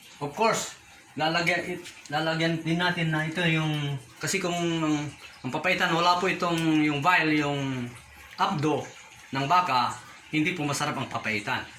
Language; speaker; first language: Filipino; native; Filipino